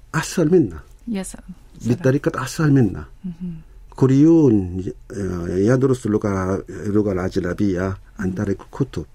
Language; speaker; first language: Arabic; non-native, learner; Korean